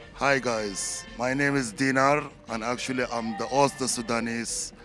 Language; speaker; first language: English; non-native, learner; Arabic